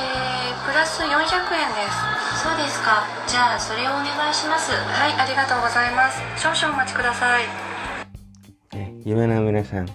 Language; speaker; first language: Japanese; non-native, fluent; Indonesian